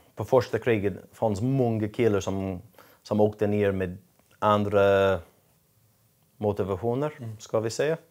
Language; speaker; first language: Swedish; non-native, fluent; English